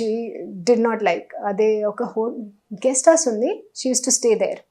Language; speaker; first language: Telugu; non-native, local second language; Hindi